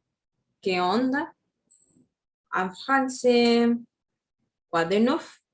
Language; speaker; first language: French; non-native, learner; Spanish